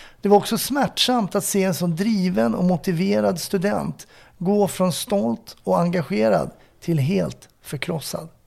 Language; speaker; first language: Swedish; native; Swedish